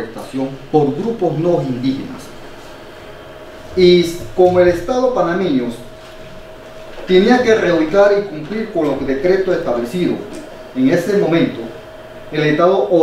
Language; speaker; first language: Spanish; non-native, local second language; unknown